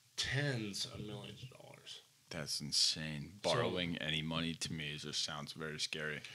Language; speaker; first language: English; native; English